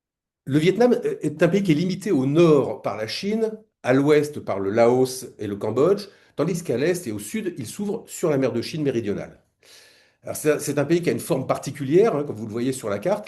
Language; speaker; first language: French; native; French